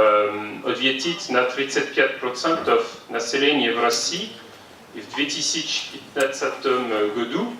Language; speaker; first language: Russian; non-native, fluent; French